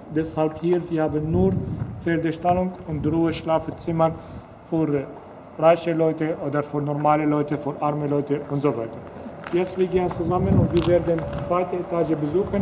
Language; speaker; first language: German; non-native, fluent; Arabic